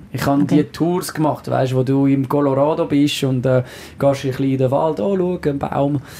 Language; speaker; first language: German; non-native, local second language; French